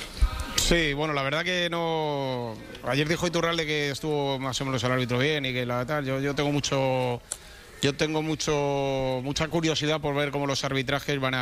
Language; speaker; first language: Spanish; native; Spanish